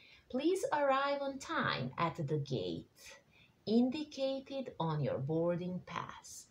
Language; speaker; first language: English; non-native, fluent; Serbian